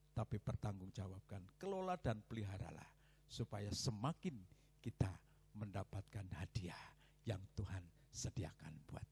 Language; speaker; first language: Indonesian; native; Indonesian